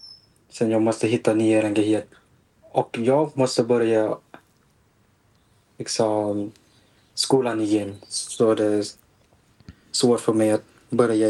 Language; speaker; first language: Swedish; non-native, fluent; Thai